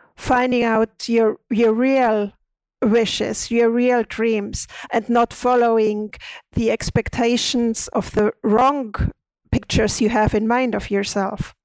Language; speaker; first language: English; non-native, fluent; German